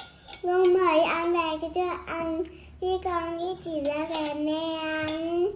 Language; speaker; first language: Vietnamese; early bilingual, heritage; Vietnamese